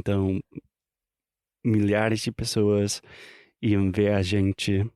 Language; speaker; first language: Portuguese; non-native, fluent; English